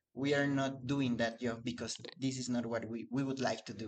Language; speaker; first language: English; non-native, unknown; Spanish